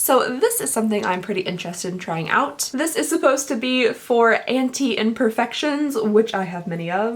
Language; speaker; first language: English; native; English